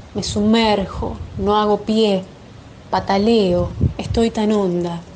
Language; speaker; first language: Spanish; native; Spanish